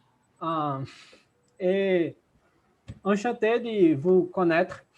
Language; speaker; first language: French; non-native, learner; Portuguese